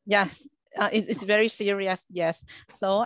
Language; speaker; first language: English; non-native, learner; Thai